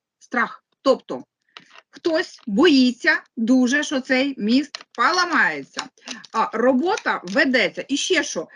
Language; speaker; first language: Ukrainian; non-native, local second language; Russian